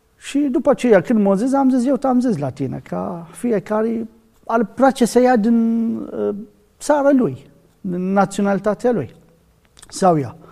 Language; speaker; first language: Romanian; non-native, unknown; Arabic